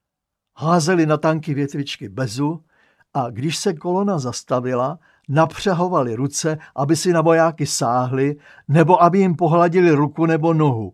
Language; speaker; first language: Czech; native; Czech